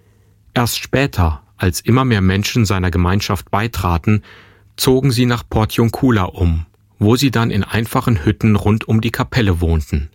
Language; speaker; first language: German; native; German